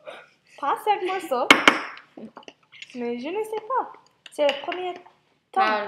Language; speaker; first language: French; non-native, learner; English